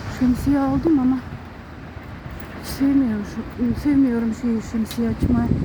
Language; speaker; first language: Turkish; non-native, fluent; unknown